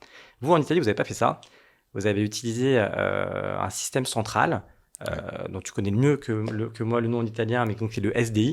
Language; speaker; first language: French; native; French